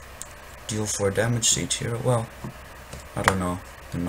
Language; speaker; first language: English; native; English